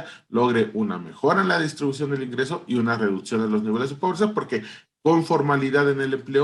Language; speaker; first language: Spanish; native; Spanish